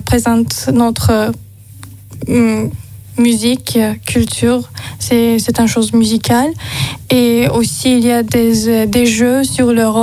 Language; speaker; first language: French; non-native, learner; Azerbaijani